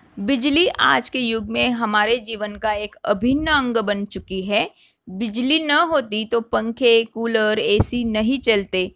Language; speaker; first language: Hindi; non-native, local second language; Marathi